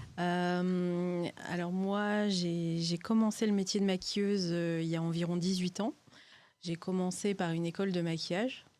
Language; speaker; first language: French; early bilingual, other home language; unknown